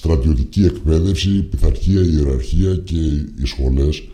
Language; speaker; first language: Greek; native; Greek